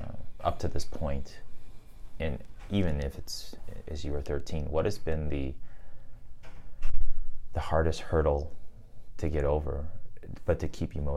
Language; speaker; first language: English; native; English